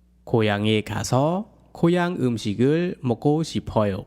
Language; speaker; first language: Korean; non-native, fluent; Khmer